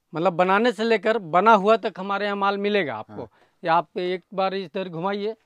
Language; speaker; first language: Hindi; native; Hindi